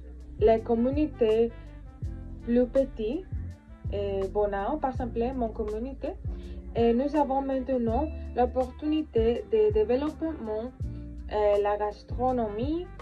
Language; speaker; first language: French; non-native, learner; Spanish